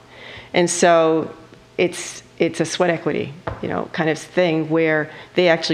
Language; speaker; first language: English; native; English